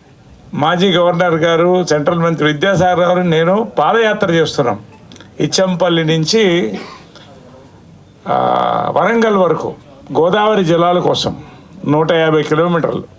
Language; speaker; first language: Telugu; native; Telugu